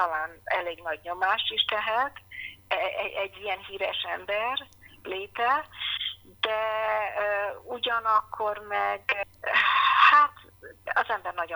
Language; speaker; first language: Hungarian; non-native, fluent; English